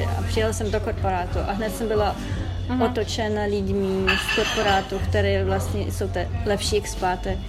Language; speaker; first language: Czech; non-native, fluent; Ukrainian